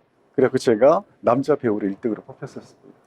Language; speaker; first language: Korean; native; Korean